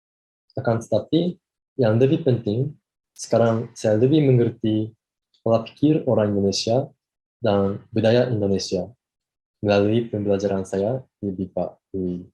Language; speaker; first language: Indonesian; non-native, fluent; Japanese